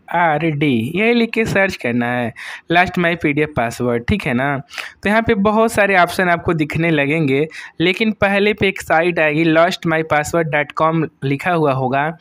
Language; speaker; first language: Hindi; native; Hindi